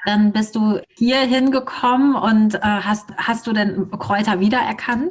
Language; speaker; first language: German; native; German